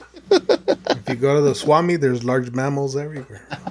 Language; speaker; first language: English; early bilingual, other home language; Spanish